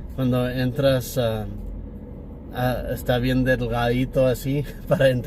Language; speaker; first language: Spanish; early bilingual, heritage; English